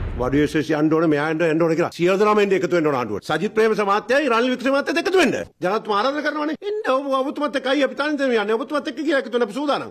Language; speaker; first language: Sinhala; non-native, local second language; Tamil